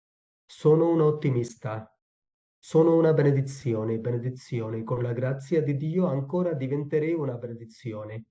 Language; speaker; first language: Italian; non-native, fluent; Tamil